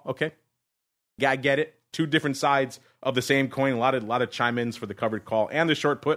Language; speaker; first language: English; native; English